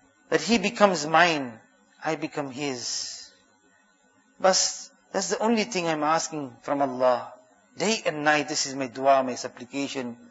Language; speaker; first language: English; early bilingual, other home language; Urdu